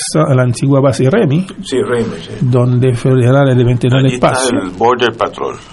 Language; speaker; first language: Spanish; non-native, fluent; Haitian Creole